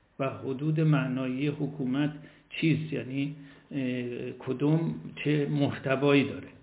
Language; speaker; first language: Persian; native; Persian